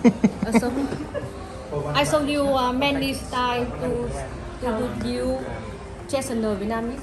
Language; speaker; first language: English; non-native, learner; Vietnamese